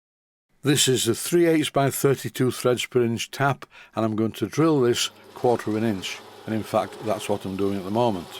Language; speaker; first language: English; native; English